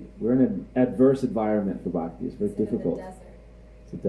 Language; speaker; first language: English; native; English